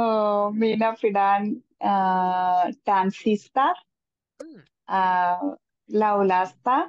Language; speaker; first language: Finnish; non-native, learner; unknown